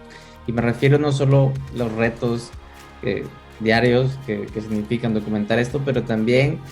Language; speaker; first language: Spanish; native; Spanish